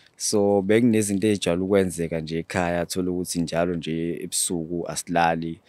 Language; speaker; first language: Zulu; native; Zulu